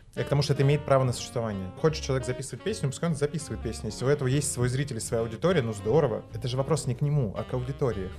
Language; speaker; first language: Russian; native; Russian